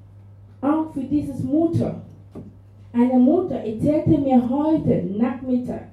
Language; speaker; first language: German; non-native, fluent; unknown